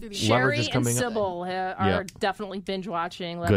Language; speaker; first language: English; native; English